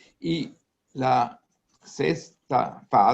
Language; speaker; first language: Portuguese; non-native, learner; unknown